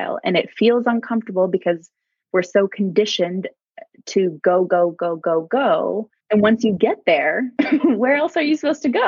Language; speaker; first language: English; native; English